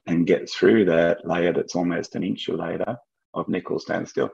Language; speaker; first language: English; native; English